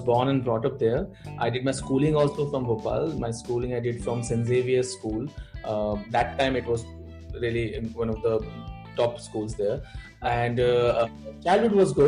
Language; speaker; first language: English; non-native, local second language; Bangla